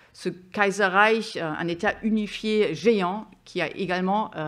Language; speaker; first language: French; non-native, fluent; German